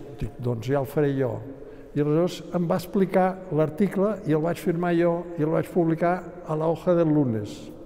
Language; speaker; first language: Catalan; native; Catalan